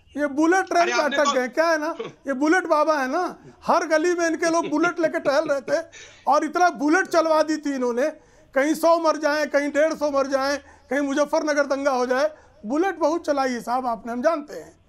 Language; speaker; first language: Hindi; native; Hindi